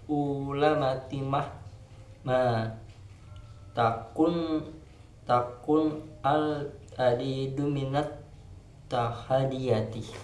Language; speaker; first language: Arabic; non-native, learner; Indonesian